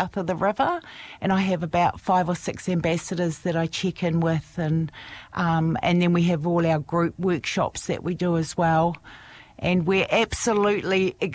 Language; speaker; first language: English; native; English